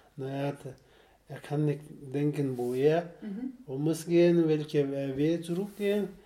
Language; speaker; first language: German; non-native, learner; Sherpa